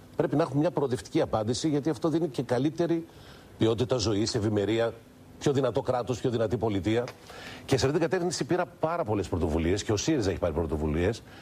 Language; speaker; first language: Greek; native; Greek